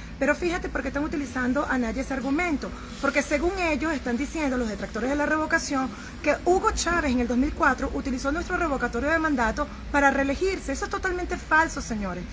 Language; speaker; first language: Spanish; native; Spanish